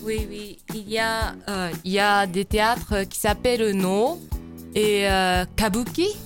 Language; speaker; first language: French; non-native, fluent; Japanese